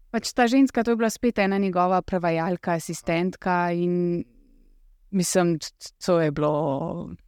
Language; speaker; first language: Slovenian; early bilingual, other home language; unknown